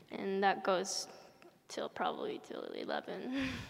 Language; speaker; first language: English; early bilingual, other home language; Japanese